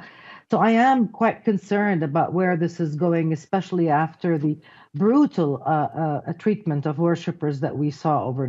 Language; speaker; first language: English; non-native, fluent; Arabic